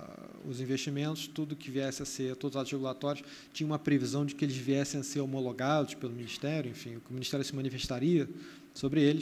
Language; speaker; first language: Portuguese; native; Portuguese